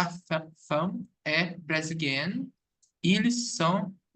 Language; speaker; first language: French; non-native, learner; Portuguese